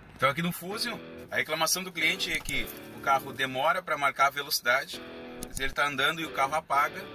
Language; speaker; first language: Portuguese; native; Portuguese